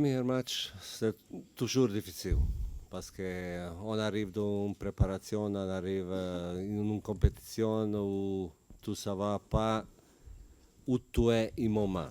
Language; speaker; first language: French; non-native, learner; Bosnian